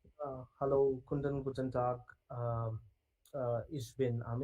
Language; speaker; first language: German; non-native, learner; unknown